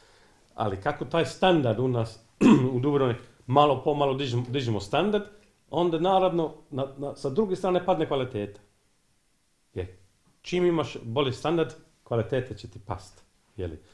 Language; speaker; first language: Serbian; non-native, fluent; English